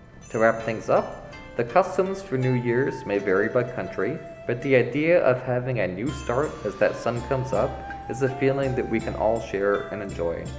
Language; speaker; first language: English; native; English